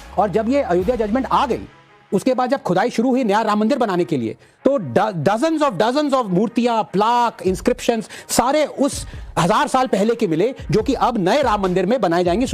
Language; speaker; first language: Hindi; non-native, local second language; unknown